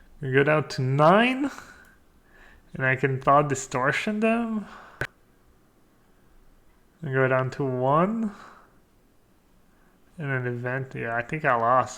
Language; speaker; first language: English; non-native, fluent; French